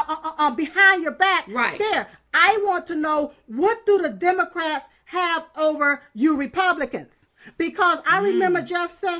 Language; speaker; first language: English; native; English